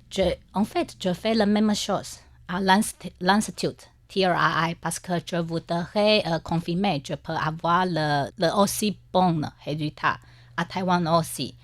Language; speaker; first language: French; non-native, learner; Chinese